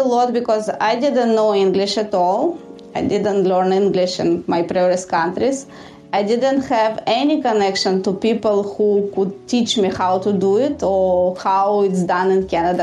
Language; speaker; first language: English; non-native, fluent; Russian